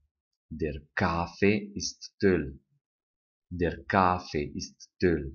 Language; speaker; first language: German; non-native, fluent; Romanian